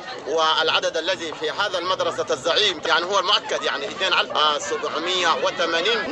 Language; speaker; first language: Arabic; non-native, local second language; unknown